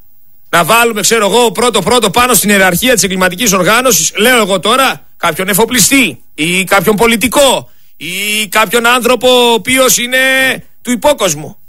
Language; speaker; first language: Greek; native; Greek